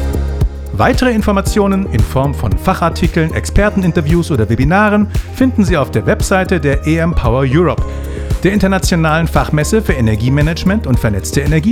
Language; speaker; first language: German; native; German